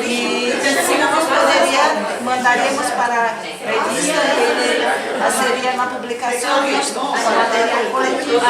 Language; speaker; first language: Spanish; non-native, learner; Portuguese